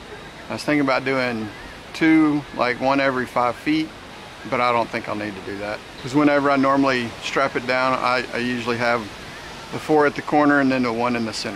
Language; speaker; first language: English; native; English